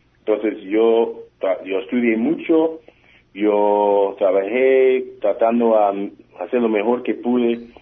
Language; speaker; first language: Spanish; early bilingual, heritage; English